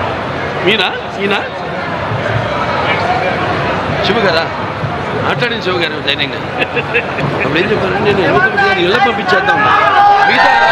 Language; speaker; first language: Telugu; native; Telugu